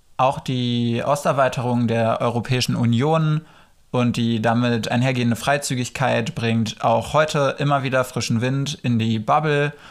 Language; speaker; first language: German; early bilingual, other home language; Polish